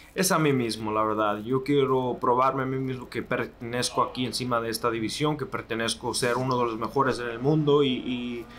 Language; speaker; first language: Spanish; early bilingual, heritage; Spanish